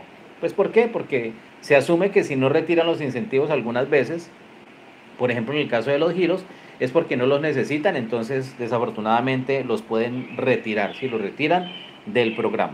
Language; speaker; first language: Spanish; native; Spanish